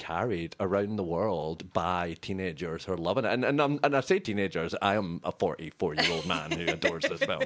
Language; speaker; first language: English; native; English